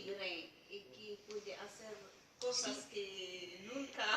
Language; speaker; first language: Spanish; non-native, learner; Arabic